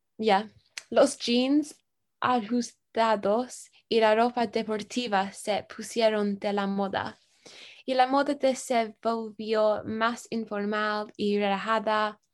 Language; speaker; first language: Spanish; non-native, learner; English